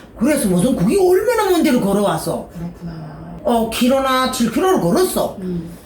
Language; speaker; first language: Korean; native; Korean